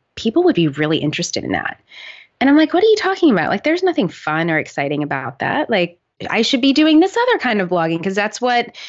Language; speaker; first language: English; native; English